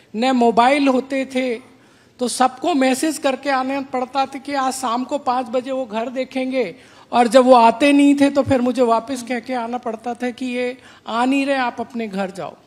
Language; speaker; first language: Hindi; native; Hindi